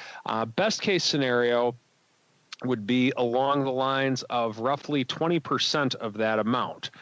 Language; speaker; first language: English; native; English